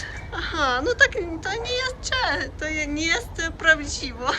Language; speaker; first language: Polish; non-native, learner; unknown